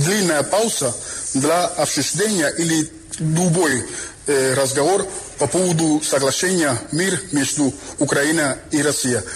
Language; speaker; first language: Russian; non-native, fluent; Spanish